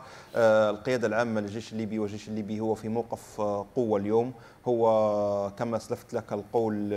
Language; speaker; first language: Arabic; native; Arabic